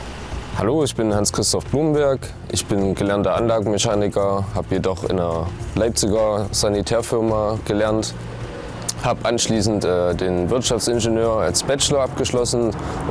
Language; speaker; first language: German; native; German